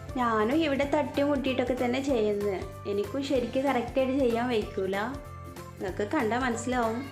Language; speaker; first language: Malayalam; native; Malayalam